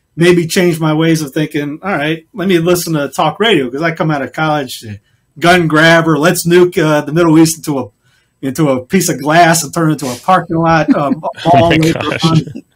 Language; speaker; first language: English; native; English